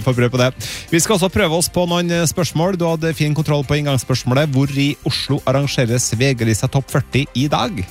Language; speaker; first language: Norwegian; native; Norwegian